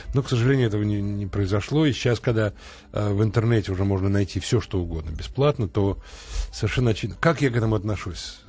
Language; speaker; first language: Russian; native; Russian